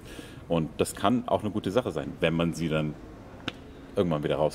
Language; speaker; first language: German; native; German